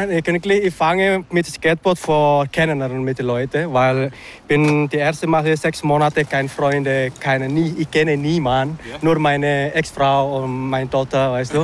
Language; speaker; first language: German; non-native, learner; Indonesian